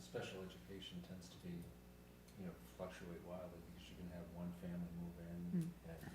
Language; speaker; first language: English; native; English